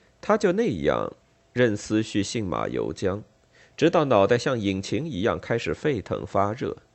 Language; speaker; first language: Chinese; native; Chinese